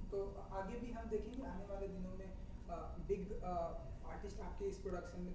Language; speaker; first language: Hindi; native; Hindi